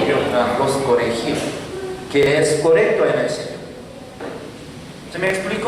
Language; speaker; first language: Spanish; non-native, learner; Korean